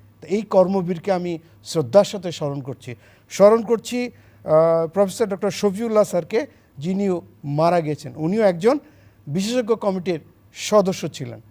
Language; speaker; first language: Bangla; native; Bangla